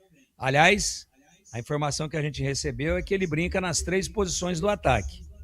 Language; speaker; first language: Portuguese; native; Portuguese